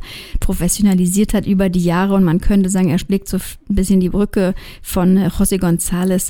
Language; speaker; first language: German; native; German